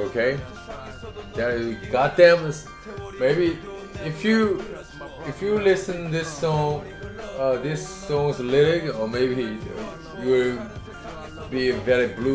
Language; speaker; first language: English; non-native, learner; Korean